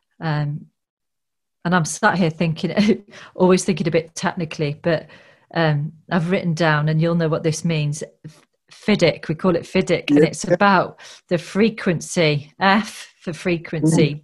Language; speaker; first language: English; native; English